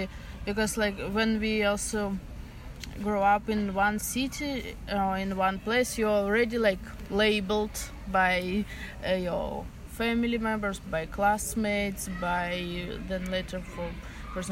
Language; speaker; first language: English; non-native, fluent; Russian